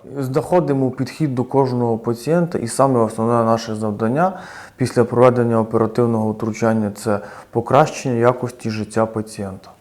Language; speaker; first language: Ukrainian; native; Ukrainian